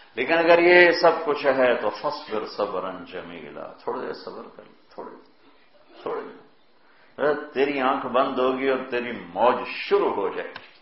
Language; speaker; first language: Urdu; non-native, local second language; Punjabi